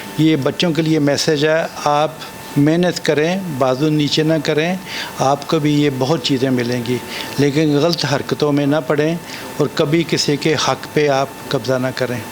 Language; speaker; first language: Urdu; non-native, local second language; Punjabi